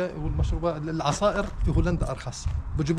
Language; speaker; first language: Arabic; native; Arabic